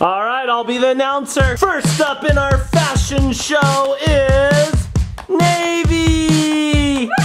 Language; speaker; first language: English; native; English